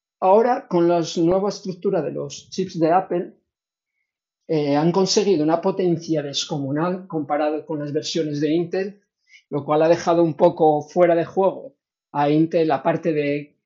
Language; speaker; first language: Spanish; native; Spanish